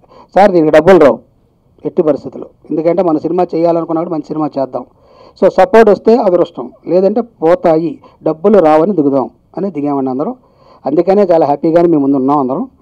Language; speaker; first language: Telugu; native; Telugu